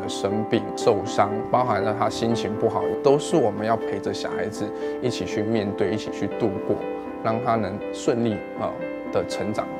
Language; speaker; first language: Chinese; native; Chinese